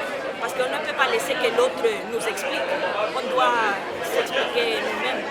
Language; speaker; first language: French; non-native, fluent; Spanish